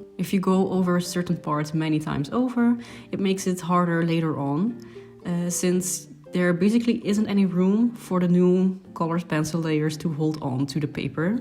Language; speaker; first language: English; non-native, fluent; Dutch